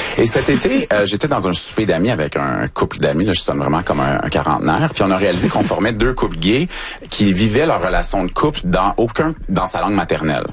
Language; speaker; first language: French; native; French